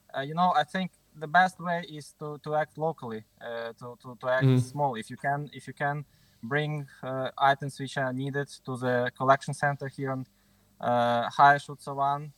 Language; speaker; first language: English; non-native, fluent; Ukrainian